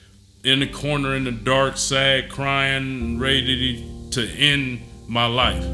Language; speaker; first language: English; native; English